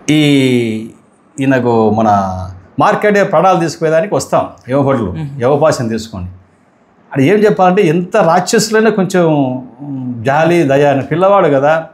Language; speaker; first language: Telugu; native; Telugu